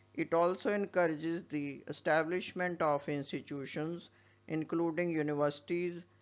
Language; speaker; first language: English; non-native, local second language; Punjabi